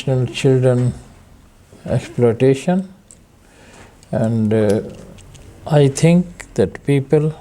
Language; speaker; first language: English; non-native, fluent; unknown